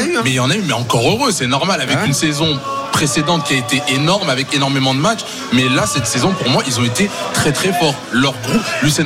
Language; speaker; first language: French; native; French